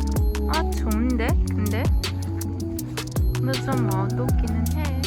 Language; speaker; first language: Korean; non-native, fluent; Mongolian